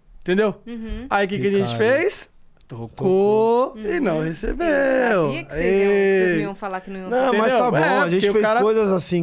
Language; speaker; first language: Portuguese; native; Portuguese